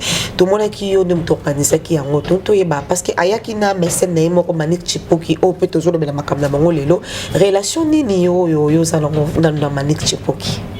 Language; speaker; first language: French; non-native, local second language; Lingala